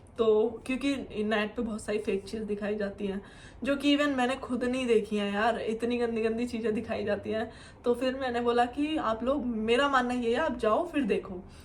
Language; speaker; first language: Hindi; native; Hindi